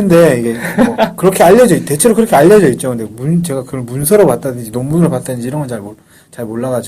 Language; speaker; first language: Korean; native; Korean